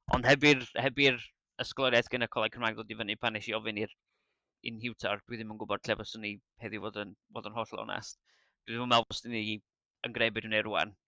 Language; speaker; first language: Welsh; native; Welsh